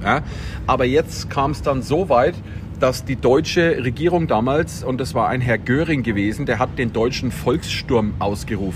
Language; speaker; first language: German; native; German